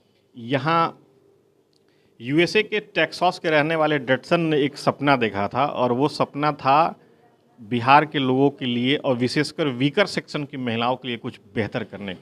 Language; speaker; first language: Hindi; native; Hindi